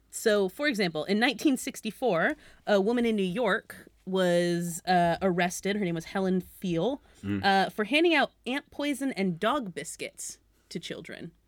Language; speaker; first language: English; native; English